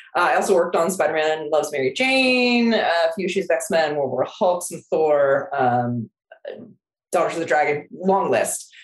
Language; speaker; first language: English; non-native, fluent; Korean